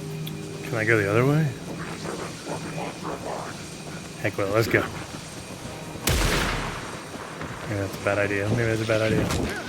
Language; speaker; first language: English; native; English